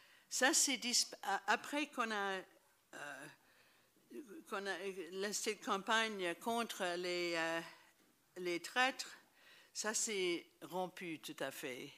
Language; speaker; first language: French; non-native, fluent; English